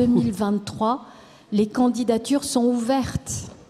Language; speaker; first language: French; native; French